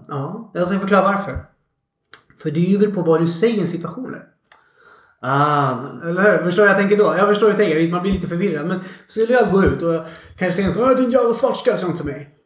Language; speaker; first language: Swedish; early bilingual, other home language; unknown